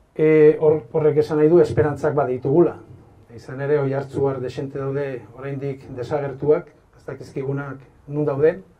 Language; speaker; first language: Basque; native; Basque